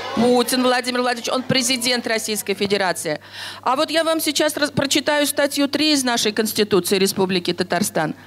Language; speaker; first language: Russian; non-native, local second language; Tatar